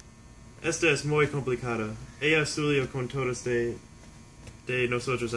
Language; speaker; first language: Spanish; non-native, learner; English